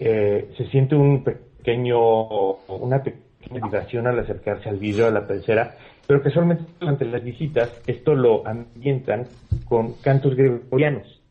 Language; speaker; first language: Spanish; native; Spanish